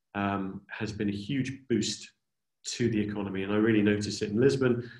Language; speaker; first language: English; native; English